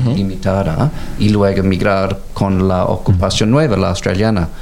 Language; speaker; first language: Spanish; non-native, learner; English